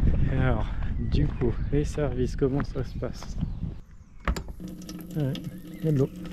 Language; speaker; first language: French; native; French